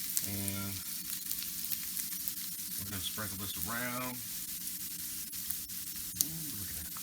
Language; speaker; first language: English; native; English